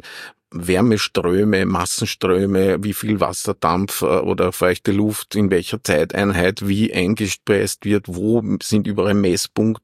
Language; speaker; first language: German; native; German